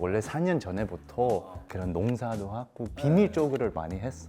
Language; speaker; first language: Korean; early bilingual, heritage; English